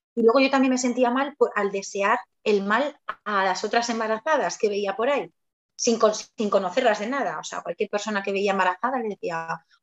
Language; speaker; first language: Spanish; native; Spanish